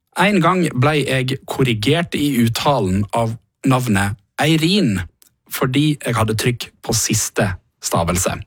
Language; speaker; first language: Norwegian; native; Norwegian